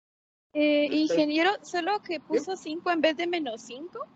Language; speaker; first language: Spanish; native; Spanish